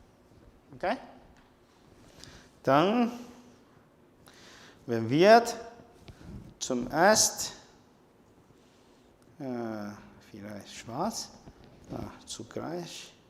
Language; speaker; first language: German; non-native, fluent; Chinese